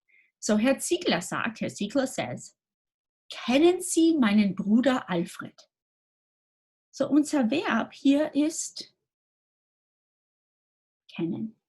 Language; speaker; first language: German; non-native, fluent; English